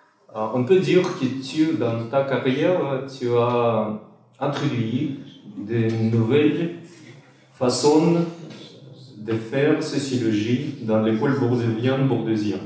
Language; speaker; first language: French; non-native, fluent; Russian